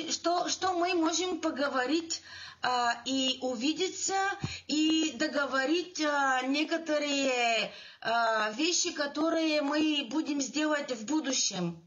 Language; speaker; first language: Russian; non-native, learner; Bulgarian